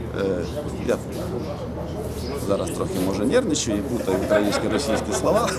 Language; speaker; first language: Ukrainian; native; Ukrainian